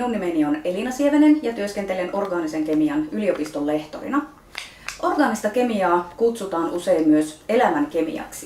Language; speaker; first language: Finnish; native; Finnish